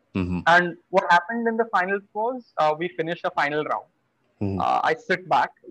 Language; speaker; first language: English; non-native, local second language; Odia